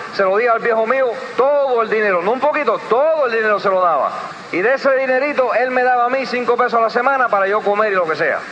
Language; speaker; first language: Spanish; early bilingual, heritage; Spanish